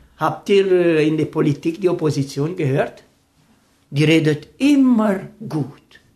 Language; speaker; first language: German; non-native, fluent; Romanian